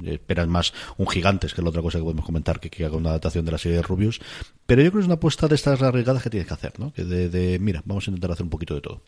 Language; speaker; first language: Spanish; native; Spanish